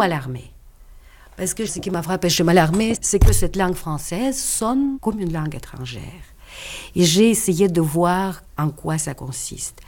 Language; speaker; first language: French; non-native, fluent; Russian